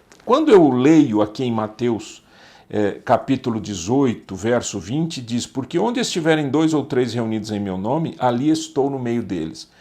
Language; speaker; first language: Portuguese; native; Portuguese